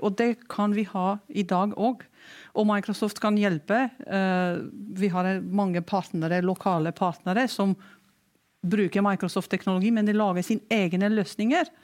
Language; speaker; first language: Norwegian; non-native, fluent; Romanian